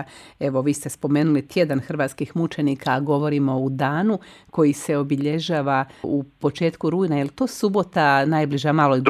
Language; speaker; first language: Croatian; native; Croatian